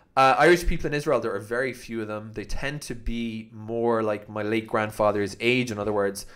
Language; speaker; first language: English; native; English